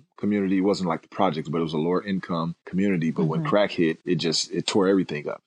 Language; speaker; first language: English; native; English